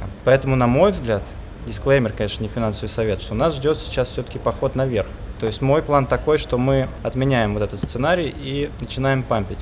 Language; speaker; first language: Russian; native; Russian